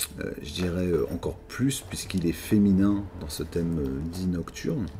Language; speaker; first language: French; native; French